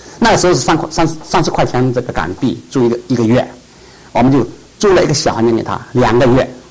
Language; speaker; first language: Chinese; non-native, local second language; Cantonese